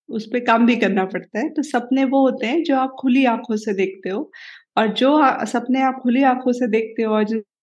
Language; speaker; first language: Hindi; native; Hindi